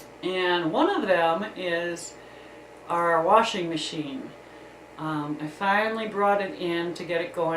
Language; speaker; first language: English; native; English